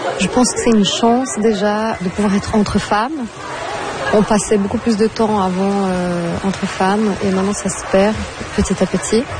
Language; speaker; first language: French; non-native, fluent; Portuguese